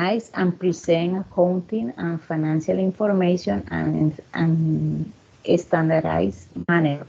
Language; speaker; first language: English; non-native, learner; Spanish